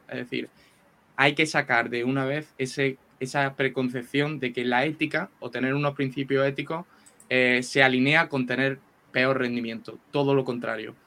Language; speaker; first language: Spanish; native; Spanish